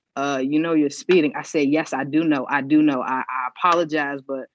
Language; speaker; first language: English; native; English